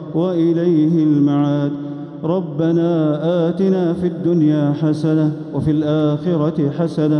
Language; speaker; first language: Arabic; native; Arabic